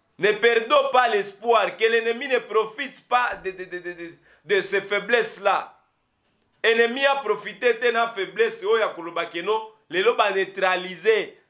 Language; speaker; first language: French; non-native, local second language; Lingala